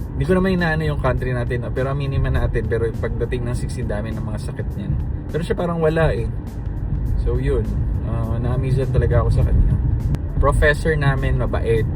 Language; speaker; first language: Filipino; non-native, local second language; Cebuano